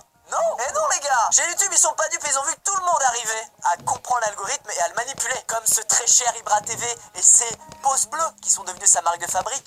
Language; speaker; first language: French; native; French